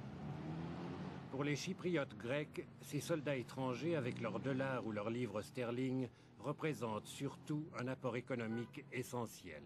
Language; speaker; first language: French; native; French